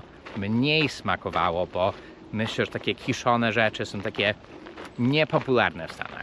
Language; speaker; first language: Polish; early bilingual, heritage; Polish